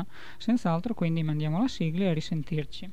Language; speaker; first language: Italian; native; Italian